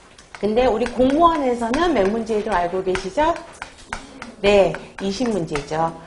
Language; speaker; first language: Korean; native; Korean